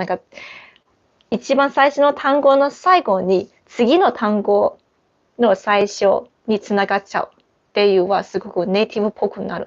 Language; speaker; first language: Japanese; non-native, fluent; Chinese